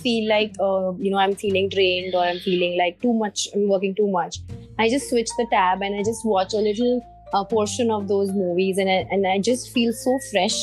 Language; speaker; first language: English; non-native, local second language; Hindi